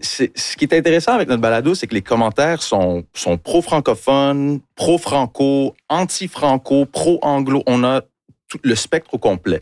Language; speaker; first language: French; early bilingual, other home language; English